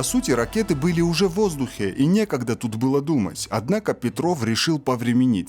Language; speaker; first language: Russian; native; Russian